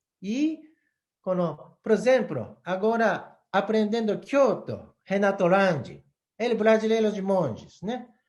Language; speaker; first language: Portuguese; non-native, learner; Japanese